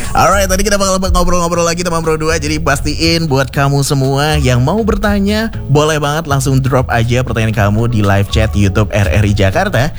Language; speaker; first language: Indonesian; native; Indonesian